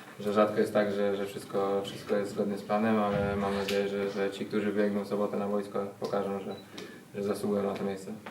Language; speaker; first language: Polish; native; Polish